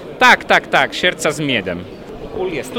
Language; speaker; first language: Polish; non-native, learner; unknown